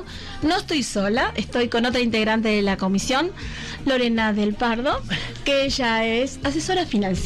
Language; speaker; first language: Spanish; native; Spanish